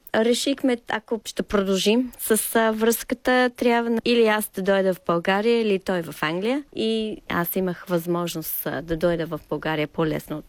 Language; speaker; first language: Bulgarian; non-native, fluent; English